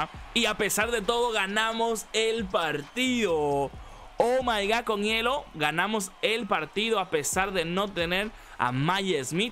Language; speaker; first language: Spanish; native; Spanish